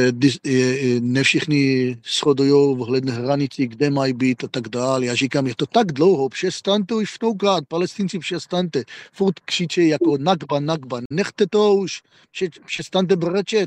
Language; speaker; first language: Czech; non-native, fluent; Hebrew